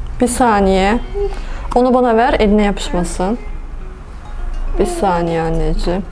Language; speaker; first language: Turkish; native; Turkish